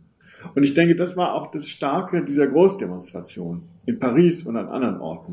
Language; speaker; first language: German; native; German